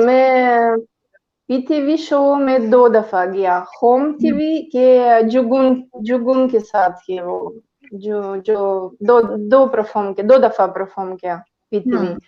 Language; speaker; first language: Hindi; non-native, learner; Greek